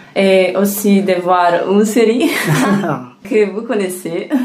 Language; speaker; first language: French; non-native, fluent; Italian